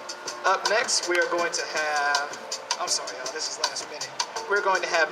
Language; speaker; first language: English; native; English